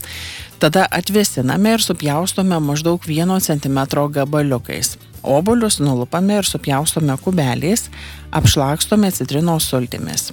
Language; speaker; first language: Lithuanian; native; Lithuanian